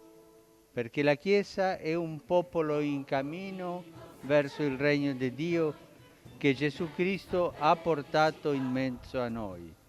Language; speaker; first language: Italian; early bilingual, heritage; Spanish